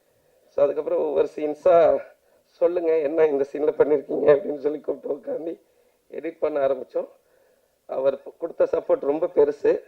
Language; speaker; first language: Tamil; native; Tamil